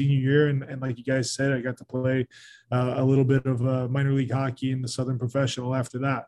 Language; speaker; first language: English; native; English